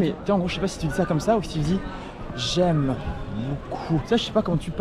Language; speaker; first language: French; native; French